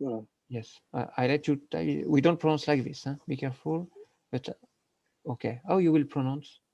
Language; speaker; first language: English; non-native, learner; French